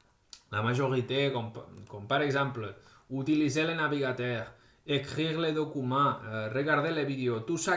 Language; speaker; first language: French; non-native, fluent; Spanish